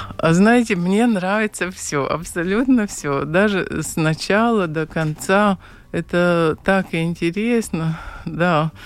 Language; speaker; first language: Russian; non-native, local second language; Latvian